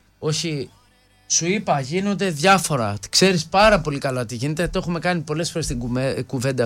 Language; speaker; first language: Greek; early bilingual, heritage; Greek